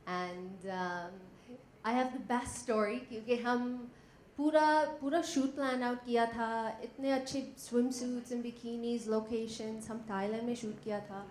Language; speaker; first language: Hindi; non-native, learner; English